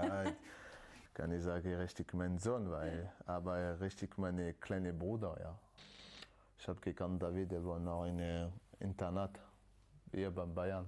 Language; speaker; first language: German; non-native, learner; French